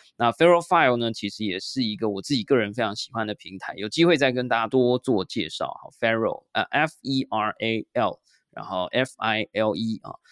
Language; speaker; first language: Chinese; native; Chinese